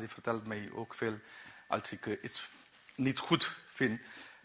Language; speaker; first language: Dutch; non-native, learner; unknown